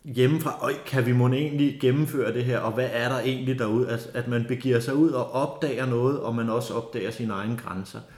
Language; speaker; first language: Danish; native; Danish